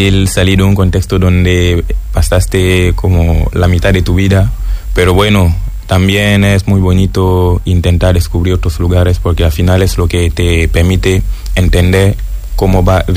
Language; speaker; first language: Spanish; non-native, fluent; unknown